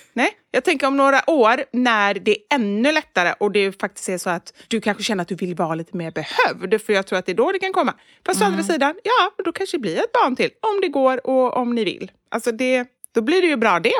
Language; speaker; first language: Swedish; native; Swedish